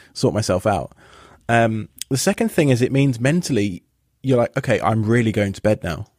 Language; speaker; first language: English; native; English